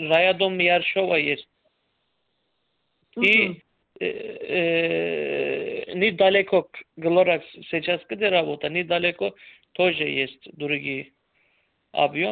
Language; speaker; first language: Russian; non-native, learner; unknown